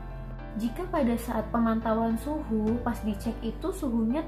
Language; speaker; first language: Indonesian; native; Indonesian